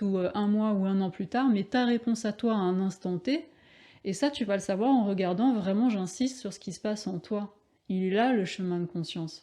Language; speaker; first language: French; native; French